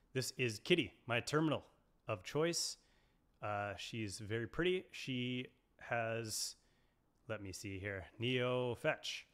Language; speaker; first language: English; native; English